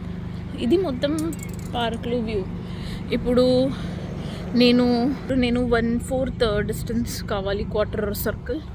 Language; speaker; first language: Telugu; non-native, learner; Marathi